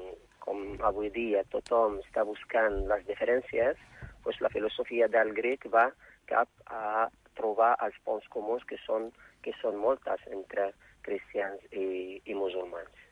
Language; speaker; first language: Catalan; non-native, fluent; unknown